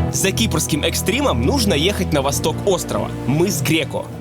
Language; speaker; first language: Russian; native; Russian